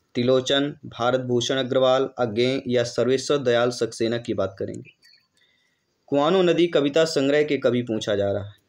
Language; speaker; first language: Hindi; native; Hindi